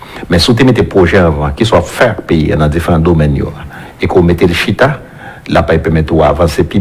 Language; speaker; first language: French; non-native, local second language; Haitian Creole